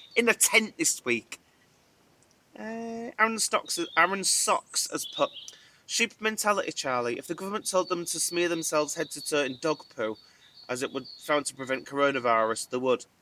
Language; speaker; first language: English; native; English